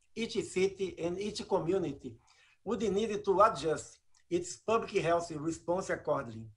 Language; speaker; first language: English; non-native, fluent; Portuguese